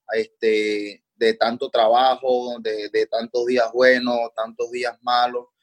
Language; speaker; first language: Spanish; native; Spanish